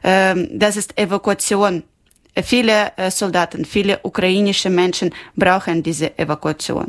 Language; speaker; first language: German; non-native, learner; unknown